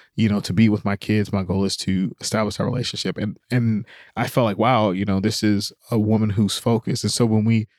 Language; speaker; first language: English; native; English